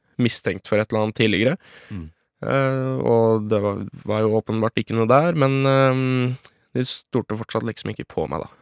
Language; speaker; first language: Norwegian; native; Norwegian